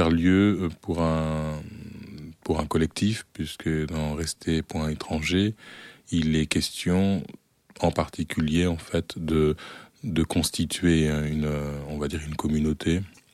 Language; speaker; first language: French; native; French